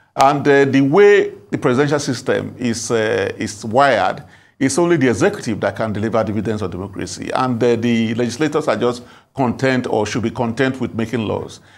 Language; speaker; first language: English; non-native, local second language; Igbo